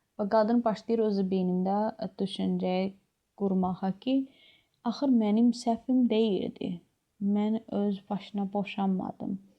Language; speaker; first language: Azerbaijani; non-native, fluent; Urdu